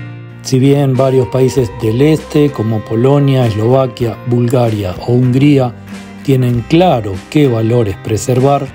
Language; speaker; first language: Spanish; native; Spanish